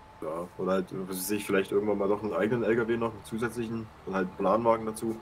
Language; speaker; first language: German; native; German